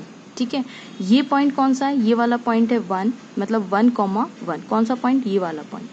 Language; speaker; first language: Hindi; native; Hindi